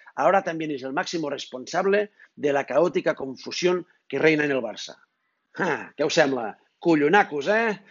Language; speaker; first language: Spanish; non-native, local second language; Catalan